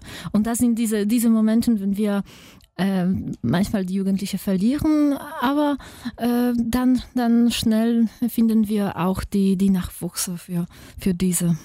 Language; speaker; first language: German; non-native, fluent; Polish